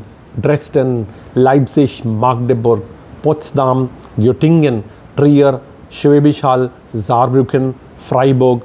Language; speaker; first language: German; non-native, fluent; Hindi